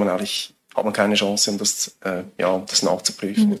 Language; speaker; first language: German; native; German